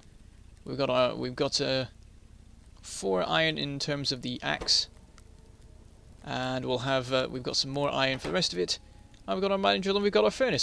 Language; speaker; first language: English; native; English